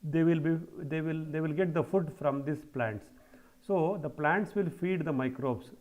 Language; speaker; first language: English; non-native, local second language; Kannada